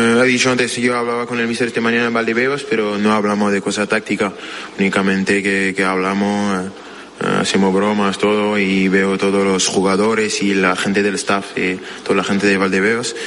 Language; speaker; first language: Spanish; non-native, fluent; French